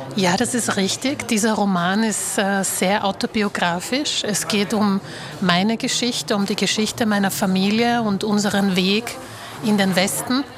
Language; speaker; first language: German; early bilingual, other home language; Slovak